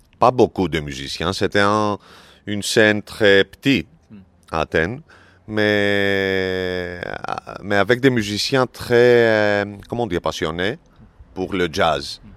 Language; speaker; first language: French; non-native, learner; Greek